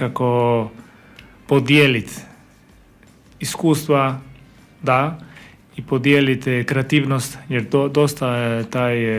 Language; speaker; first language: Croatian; non-native, fluent; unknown